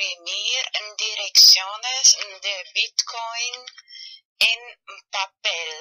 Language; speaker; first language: Spanish; non-native, learner; German